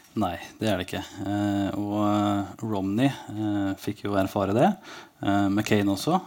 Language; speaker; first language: Norwegian; native; Norwegian